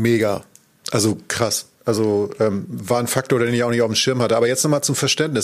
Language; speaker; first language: German; native; German